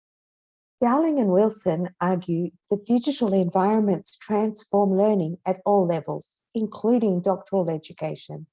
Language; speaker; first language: English; non-native, fluent; Hebrew